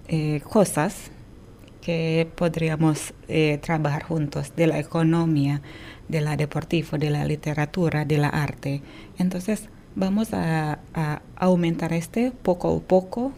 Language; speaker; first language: Spanish; non-native, fluent; Indonesian